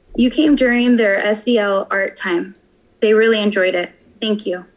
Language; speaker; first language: English; native; English